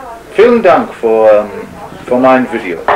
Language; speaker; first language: German; non-native, learner; English